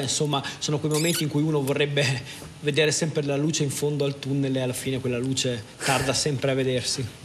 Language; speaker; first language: Italian; native; Italian